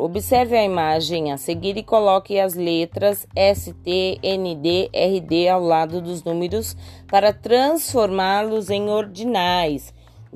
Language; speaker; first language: Portuguese; native; Portuguese